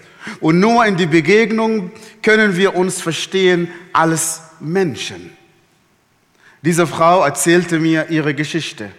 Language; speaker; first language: German; non-native, fluent; Arabic